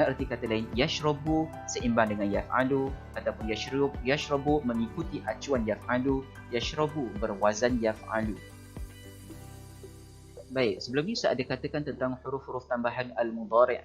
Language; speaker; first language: Malay; native; Malay